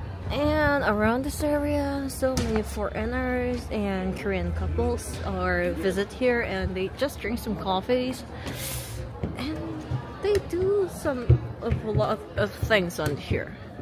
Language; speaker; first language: English; non-native, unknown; Korean